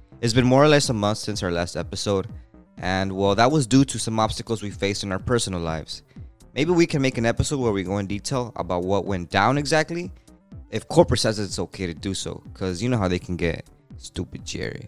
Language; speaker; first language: English; native; English